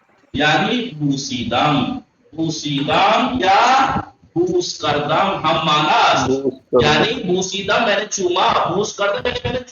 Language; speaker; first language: Persian; non-native, fluent; Urdu